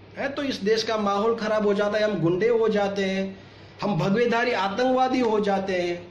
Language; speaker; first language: Hindi; non-native, local second language; Gujarati